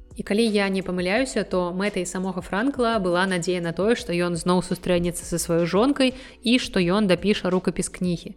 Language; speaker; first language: Belarusian; native; Belarusian